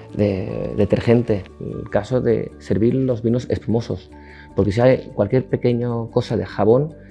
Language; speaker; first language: Spanish; non-native, fluent; Danish